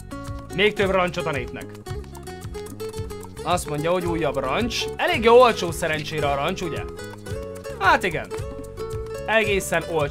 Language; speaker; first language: Hungarian; native; Hungarian